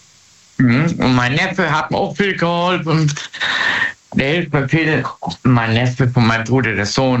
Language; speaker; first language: German; native; German